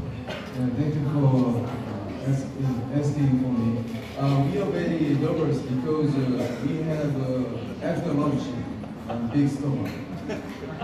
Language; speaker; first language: English; non-native, learner; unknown